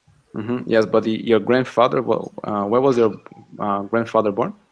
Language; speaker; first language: English; non-native, fluent; Russian